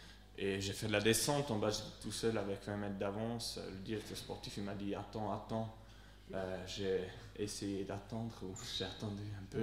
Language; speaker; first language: French; non-native, local second language; Swiss German